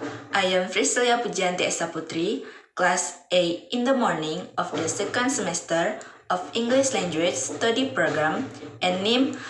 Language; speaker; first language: English; non-native, learner; Indonesian